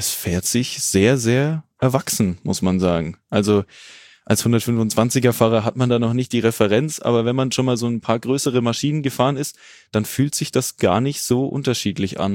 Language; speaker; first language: German; native; German